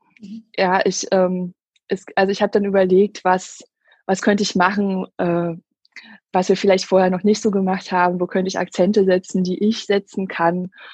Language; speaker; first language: German; native; German